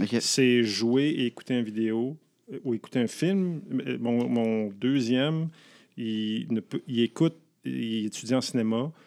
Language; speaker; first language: French; native; French